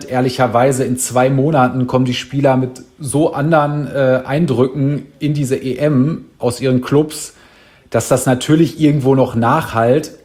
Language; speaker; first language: German; native; German